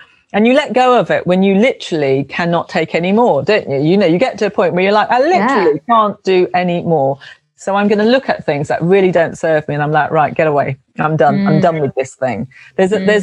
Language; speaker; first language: English; native; English